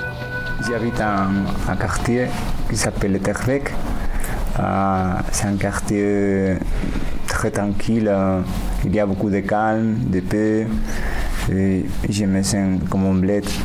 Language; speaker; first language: French; non-native, learner; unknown